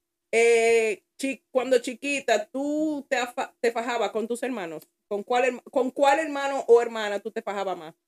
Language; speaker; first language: Spanish; early bilingual, heritage; Spanish